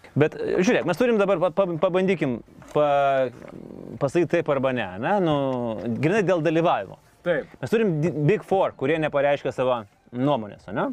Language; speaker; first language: Lithuanian; native; Lithuanian